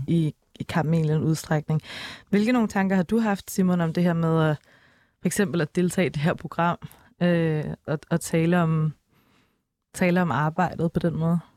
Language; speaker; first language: Danish; native; Danish